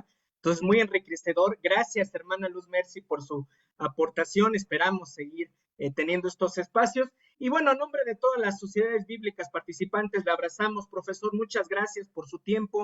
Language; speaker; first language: Spanish; native; Spanish